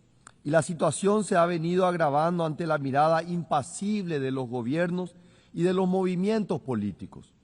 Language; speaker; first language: Spanish; native; Spanish